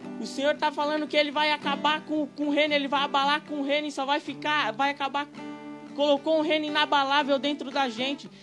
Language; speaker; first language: Portuguese; native; Portuguese